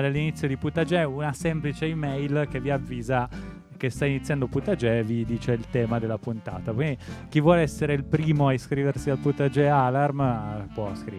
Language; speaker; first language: Italian; native; Italian